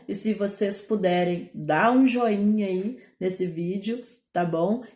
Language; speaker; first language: Portuguese; native; Portuguese